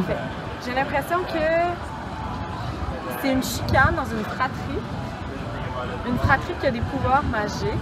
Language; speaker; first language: French; native; French